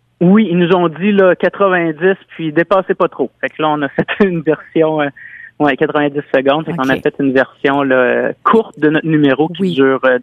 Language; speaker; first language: French; native; French